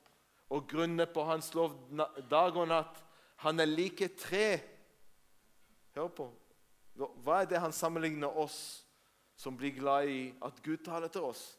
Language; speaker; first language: Norwegian; non-native, fluent; Hebrew